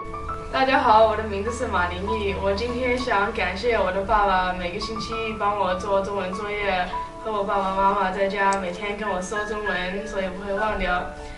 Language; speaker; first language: Chinese; early bilingual, heritage; Chinese